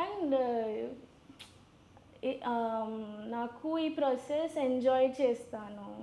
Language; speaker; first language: Telugu; non-native, learner; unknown